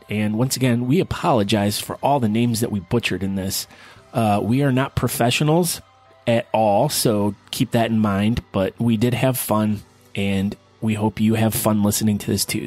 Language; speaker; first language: English; native; English